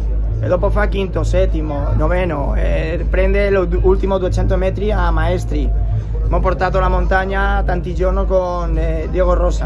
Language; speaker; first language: Italian; non-native, learner; Spanish